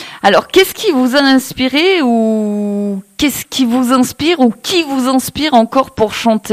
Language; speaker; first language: French; native; French